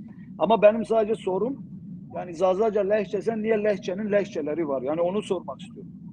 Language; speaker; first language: Turkish; non-native, local second language; Zaza